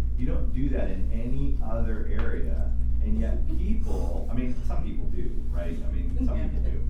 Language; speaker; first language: English; native; English